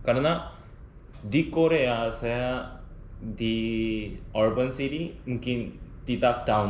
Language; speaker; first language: Indonesian; non-native, learner; Korean